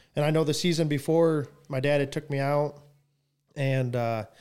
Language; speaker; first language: English; native; English